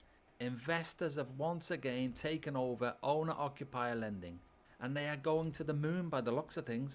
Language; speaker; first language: English; native; English